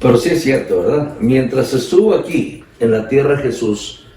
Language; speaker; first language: Spanish; native; Spanish